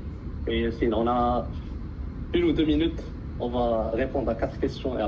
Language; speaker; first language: French; early bilingual, heritage; Arabic